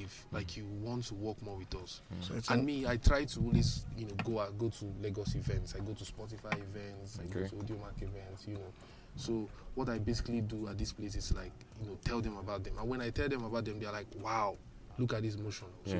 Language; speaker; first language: English; non-native, local second language; Igbo